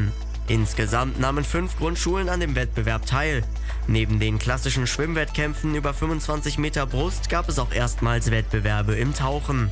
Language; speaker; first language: German; native; German